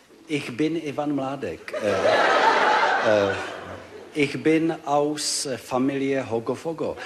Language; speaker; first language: German; non-native, learner; Czech